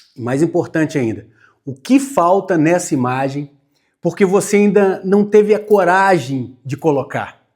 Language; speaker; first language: Portuguese; native; Portuguese